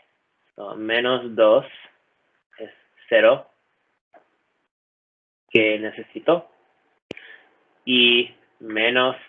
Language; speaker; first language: Spanish; non-native, learner; English